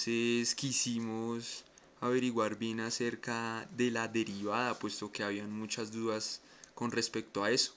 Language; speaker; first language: Spanish; native; Spanish